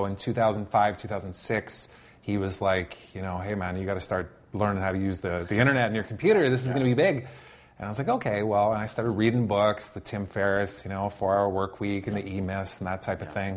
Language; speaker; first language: English; native; English